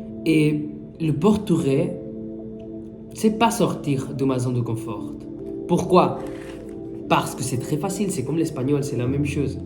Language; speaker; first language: French; non-native, fluent; Spanish